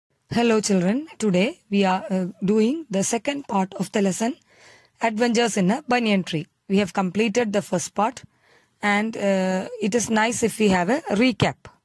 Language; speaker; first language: English; non-native, local second language; Malayalam